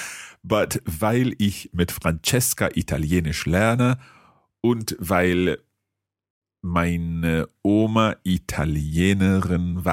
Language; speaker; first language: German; non-native, fluent; English